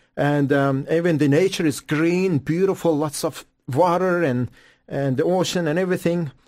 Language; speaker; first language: English; non-native, fluent; Persian